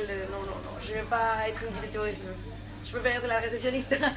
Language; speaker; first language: French; non-native, fluent; Spanish